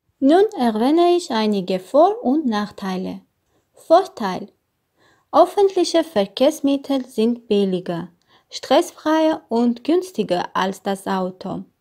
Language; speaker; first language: German; non-native, learner; Armenian